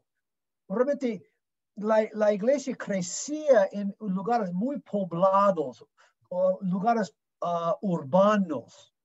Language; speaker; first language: Spanish; non-native, fluent; English